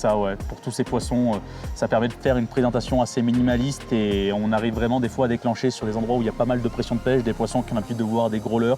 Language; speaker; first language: French; native; French